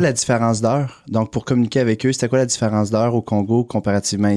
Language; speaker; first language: French; native; French